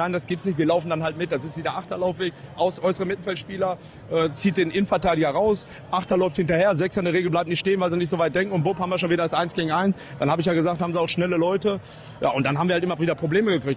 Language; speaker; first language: German; native; German